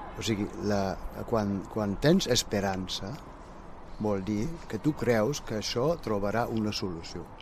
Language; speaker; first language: Catalan; non-native, fluent; German